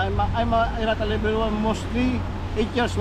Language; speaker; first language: English; non-native, learner; Filipino